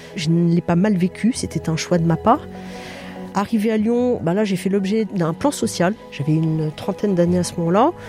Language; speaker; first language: French; native; French